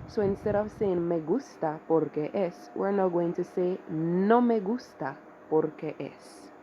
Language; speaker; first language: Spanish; non-native, fluent; English